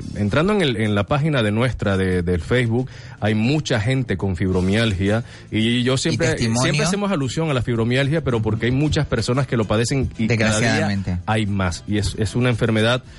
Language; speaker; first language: Spanish; native; Spanish